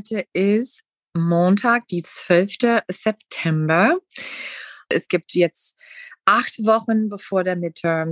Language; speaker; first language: German; non-native, learner; English